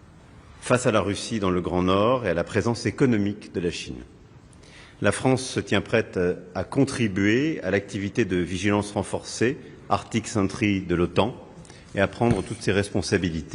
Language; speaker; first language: French; native; French